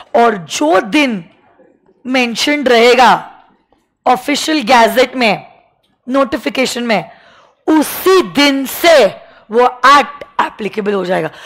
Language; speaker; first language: Hindi; native; Hindi